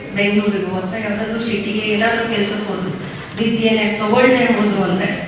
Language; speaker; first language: Kannada; native; Kannada